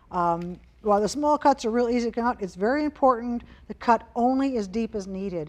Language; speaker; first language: English; native; English